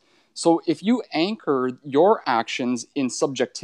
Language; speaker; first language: English; native; English